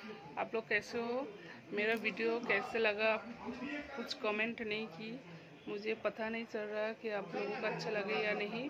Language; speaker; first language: Hindi; non-native, local second language; Bangla